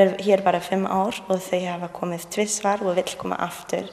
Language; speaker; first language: Icelandic; non-native, learner; English